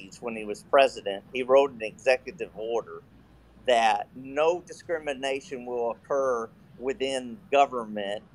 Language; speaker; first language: English; native; English